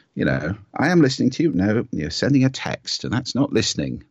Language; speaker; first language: English; native; English